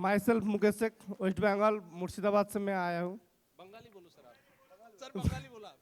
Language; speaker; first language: Hindi; non-native, local second language; Bangla